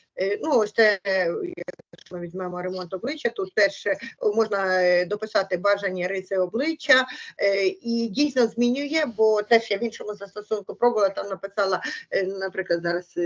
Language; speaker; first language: Ukrainian; native; Ukrainian